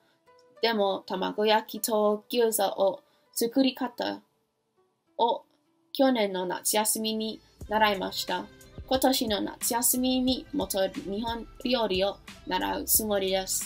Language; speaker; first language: Japanese; non-native, learner; English